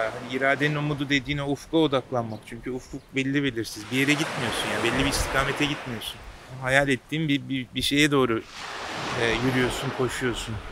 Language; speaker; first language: Turkish; native; Turkish